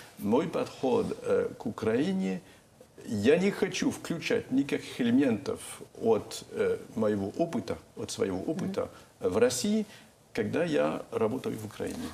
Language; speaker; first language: Russian; non-native, fluent; French